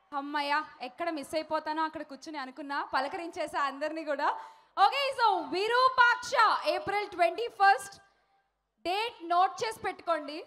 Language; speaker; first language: Telugu; native; Telugu